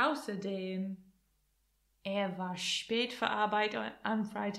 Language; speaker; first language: German; non-native, learner; English